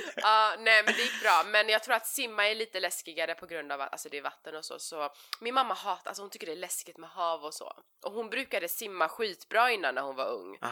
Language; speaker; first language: Swedish; early bilingual, other home language; Persian